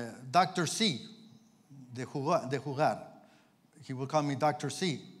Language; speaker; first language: English; early bilingual, other home language; Spanish